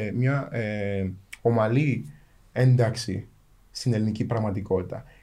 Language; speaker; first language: Greek; early bilingual, other home language; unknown